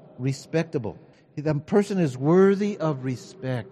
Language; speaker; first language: English; early bilingual, other home language; Spanish